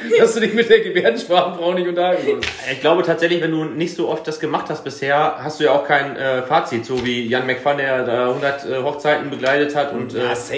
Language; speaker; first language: German; native; German